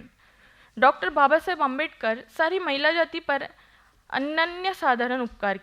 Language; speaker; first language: Hindi; non-native, local second language; Marathi